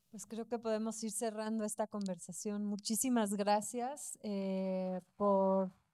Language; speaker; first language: Spanish; native; Spanish